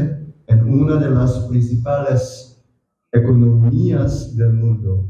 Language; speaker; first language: Spanish; non-native, fluent; Korean